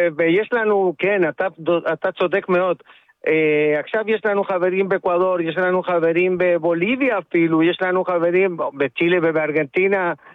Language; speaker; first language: Hebrew; non-native, fluent; Spanish